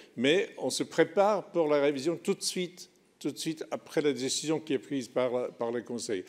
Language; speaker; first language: French; non-native, fluent; Polish